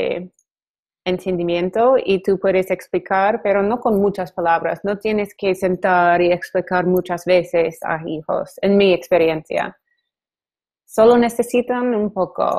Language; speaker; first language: Spanish; non-native, learner; English